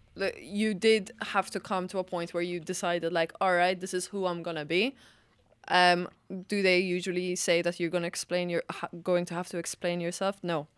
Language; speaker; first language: English; non-native, fluent; Maltese